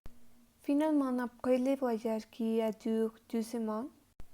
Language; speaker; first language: French; non-native, learner; Spanish